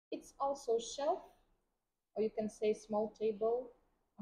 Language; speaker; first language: English; non-native, fluent; Vietnamese